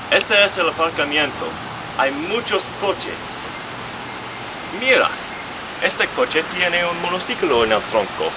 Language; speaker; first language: Spanish; non-native, learner; English